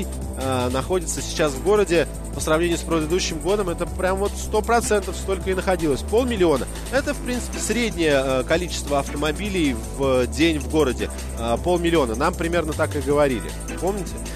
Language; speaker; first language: Russian; native; Russian